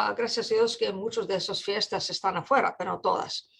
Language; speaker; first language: Spanish; non-native, fluent; English